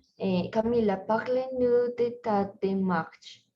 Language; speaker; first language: French; non-native, learner; Spanish